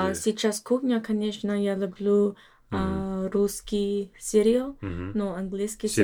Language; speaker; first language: Russian; non-native, learner; English